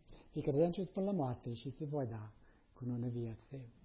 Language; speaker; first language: Romanian; non-native, learner; English